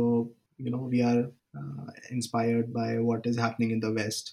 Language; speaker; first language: English; non-native, local second language; Marathi